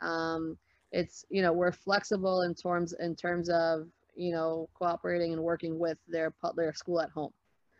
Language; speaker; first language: English; native; English